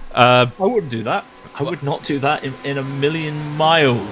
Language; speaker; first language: English; native; English